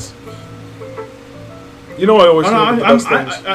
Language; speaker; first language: English; native; English